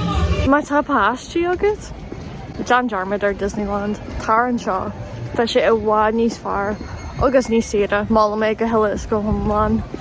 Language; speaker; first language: Irish; non-native, local second language; English